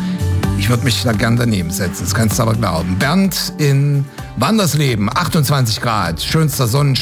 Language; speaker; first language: German; native; German